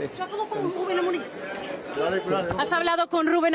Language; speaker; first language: Spanish; non-native, fluent; Portuguese